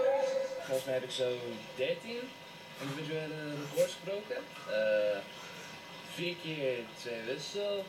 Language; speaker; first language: Dutch; non-native, fluent; English